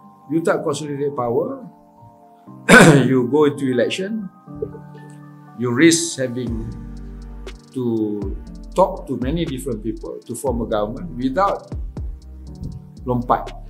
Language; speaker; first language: English; non-native, local second language; Malay